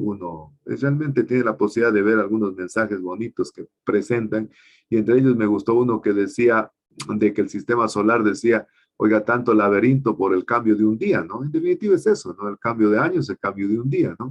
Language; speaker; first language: Spanish; native; Spanish